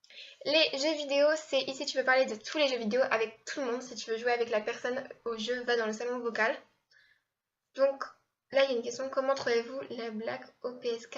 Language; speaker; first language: French; native; French